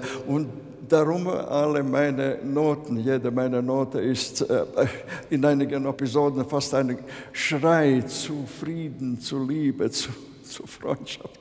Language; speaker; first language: German; non-native, learner; Latvian